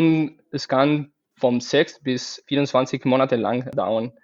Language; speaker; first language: German; non-native, fluent; Spanish